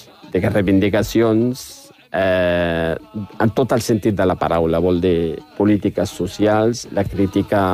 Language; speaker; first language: Catalan; non-native, fluent; Riffian